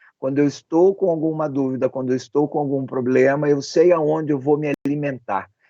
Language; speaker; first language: Portuguese; native; Portuguese